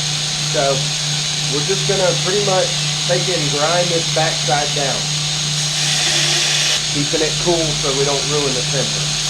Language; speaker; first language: English; native; English